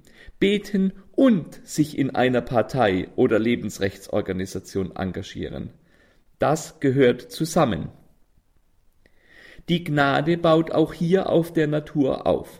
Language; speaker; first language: German; native; German